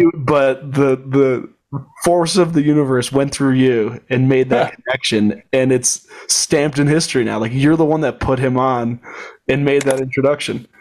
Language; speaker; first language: English; native; English